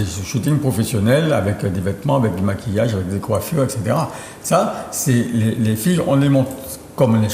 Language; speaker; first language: French; native; French